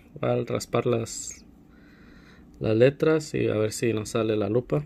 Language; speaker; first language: Spanish; early bilingual, heritage; Spanish